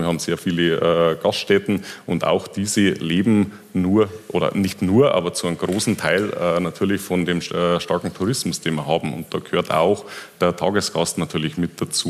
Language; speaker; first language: German; native; German